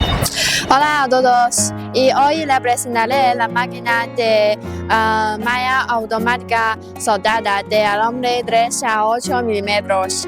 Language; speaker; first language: Spanish; non-native, learner; Chinese